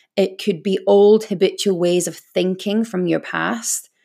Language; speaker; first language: English; native; English